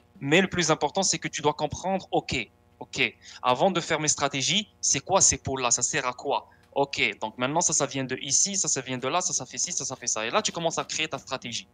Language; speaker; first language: French; non-native, local second language; Arabic